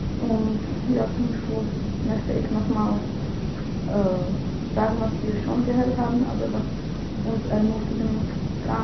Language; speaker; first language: German; non-native, fluent; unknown